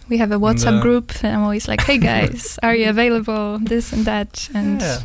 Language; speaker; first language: English; non-native, fluent; Polish